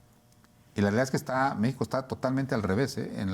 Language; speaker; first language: Spanish; native; Spanish